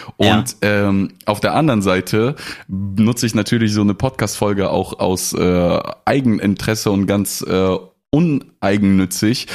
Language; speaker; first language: German; non-native, fluent; Russian